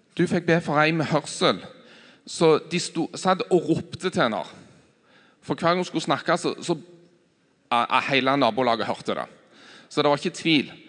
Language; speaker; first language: Norwegian; native; Norwegian